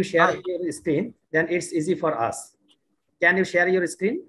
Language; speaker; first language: English; non-native, learner; Bangla